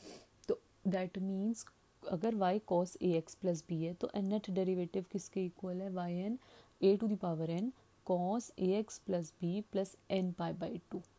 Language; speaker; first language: Hindi; native; Hindi